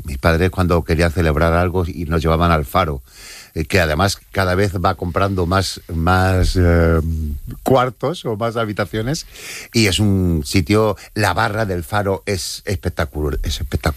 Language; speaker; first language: Spanish; native; Spanish